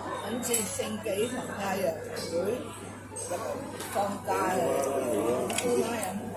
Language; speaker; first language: Cantonese; native; Cantonese